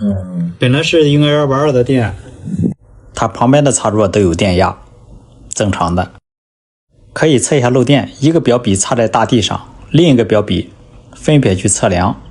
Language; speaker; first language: Chinese; native; Chinese